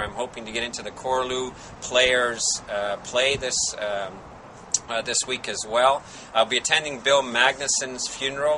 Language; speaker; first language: English; native; English